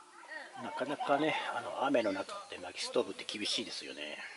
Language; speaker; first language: Japanese; native; Japanese